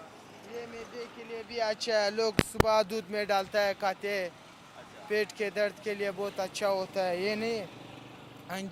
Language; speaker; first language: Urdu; non-native, local second language; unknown